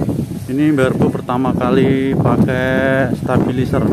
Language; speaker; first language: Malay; non-native, local second language; Javanese